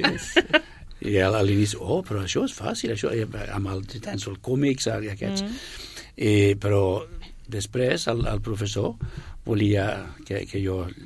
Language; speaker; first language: Catalan; non-native, fluent; Swedish